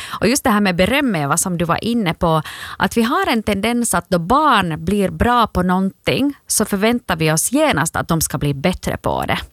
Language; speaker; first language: Swedish; native; Swedish